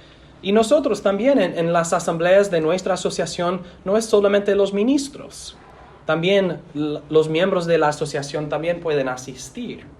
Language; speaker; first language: Spanish; non-native, fluent; English